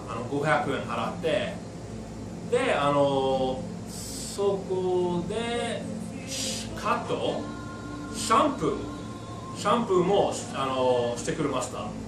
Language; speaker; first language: Japanese; non-native, fluent; English